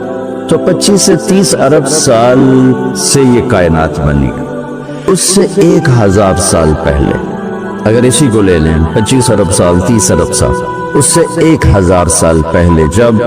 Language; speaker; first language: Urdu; non-native, local second language; Saraiki